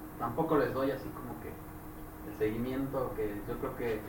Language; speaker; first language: Spanish; native; Spanish